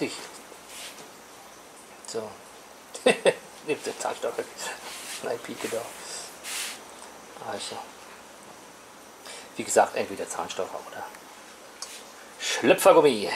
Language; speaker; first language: German; native; German